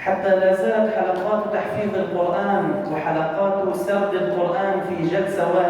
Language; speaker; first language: Arabic; native; Arabic